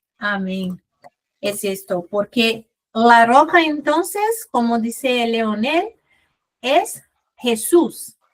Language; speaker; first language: Spanish; non-native, fluent; Portuguese